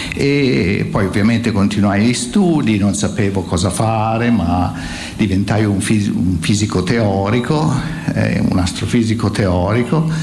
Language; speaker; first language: Italian; native; Italian